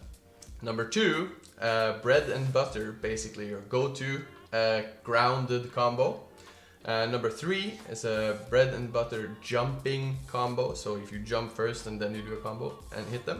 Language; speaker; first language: English; non-native, fluent; Norwegian